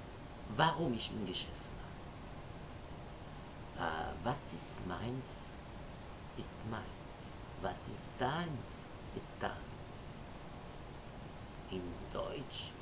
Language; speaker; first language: German; non-native, learner; French